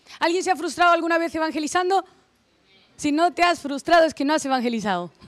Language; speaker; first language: Spanish; native; Spanish